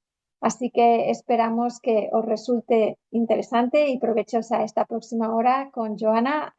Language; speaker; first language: Spanish; native; Spanish